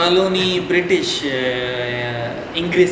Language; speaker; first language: Indonesian; non-native, learner; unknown